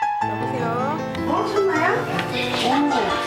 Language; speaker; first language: Korean; native; Korean